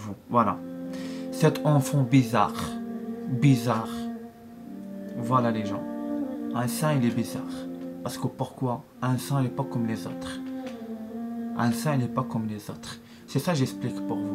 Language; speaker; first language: French; non-native, learner; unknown